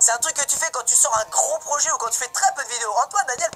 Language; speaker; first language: French; native; French